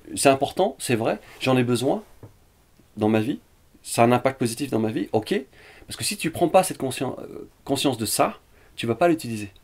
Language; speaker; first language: French; early bilingual, other home language; Vietnamese